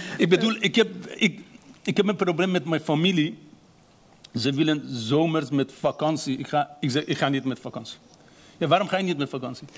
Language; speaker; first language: Dutch; non-native, fluent; Persian